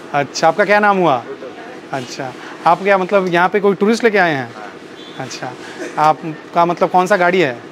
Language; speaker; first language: Hindi; non-native, local second language; Bangla